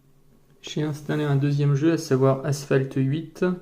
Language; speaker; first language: French; native; French